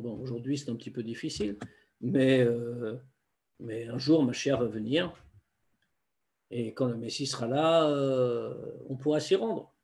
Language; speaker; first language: French; native; French